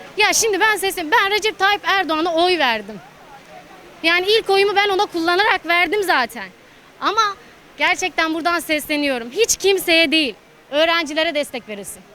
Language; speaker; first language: Turkish; native; Turkish